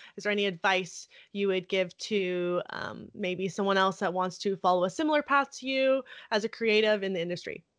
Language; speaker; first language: English; native; English